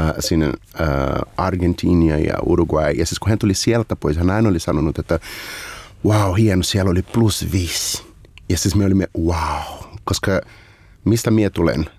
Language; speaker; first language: Finnish; non-native, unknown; Portuguese